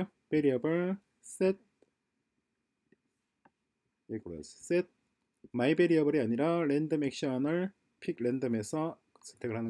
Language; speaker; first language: Korean; native; Korean